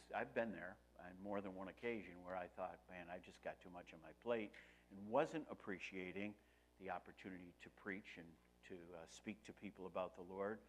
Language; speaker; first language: English; native; English